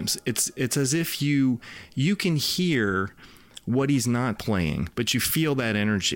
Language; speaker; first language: English; native; English